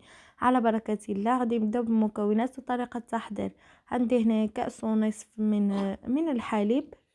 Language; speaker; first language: Arabic; native; Arabic